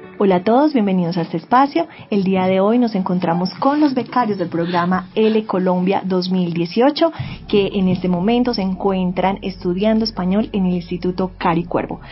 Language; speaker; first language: Spanish; native; Spanish